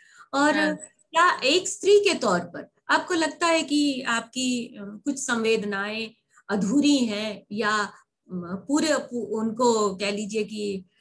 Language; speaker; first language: Hindi; native; Hindi